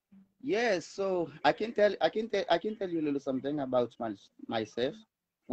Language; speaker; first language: English; non-native, learner; Haitian Creole